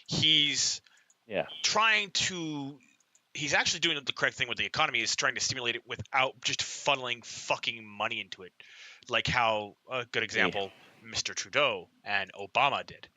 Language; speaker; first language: English; native; English